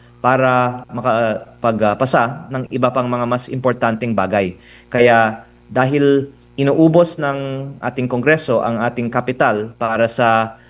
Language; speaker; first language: Filipino; native; Filipino